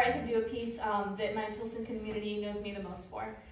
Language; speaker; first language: English; early bilingual, other home language; Spanish